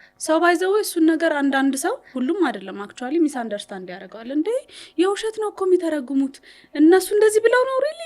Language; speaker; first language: Amharic; native; Amharic